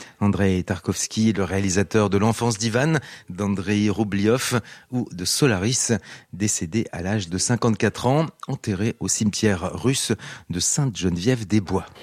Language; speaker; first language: French; native; French